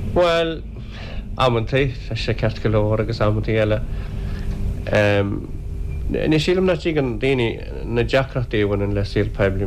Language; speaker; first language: Irish; native; Irish